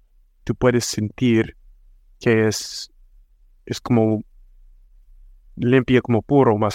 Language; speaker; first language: Spanish; non-native, fluent; English